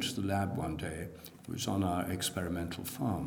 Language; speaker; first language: English; native; English